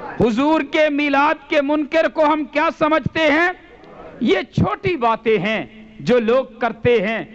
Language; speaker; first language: Urdu; non-native, local second language; Punjabi